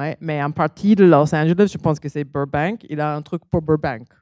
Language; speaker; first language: French; non-native, learner; English